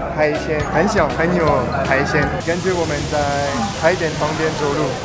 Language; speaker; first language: Chinese; non-native, learner; French